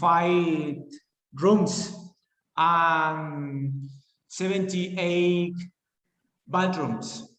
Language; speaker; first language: English; non-native, learner; Spanish